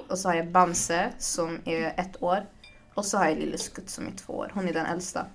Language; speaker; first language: Swedish; early bilingual, other home language; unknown